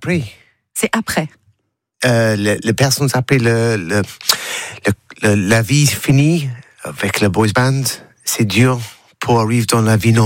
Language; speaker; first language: French; non-native, learner; English